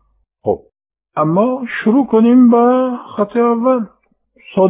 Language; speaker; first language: Persian; non-native, fluent; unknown